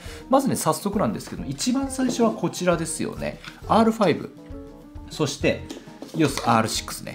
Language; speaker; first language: Japanese; native; Japanese